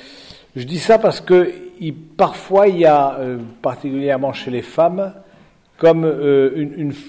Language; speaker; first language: French; native; French